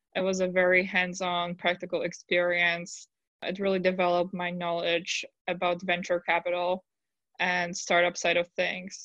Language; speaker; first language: English; non-native, fluent; Polish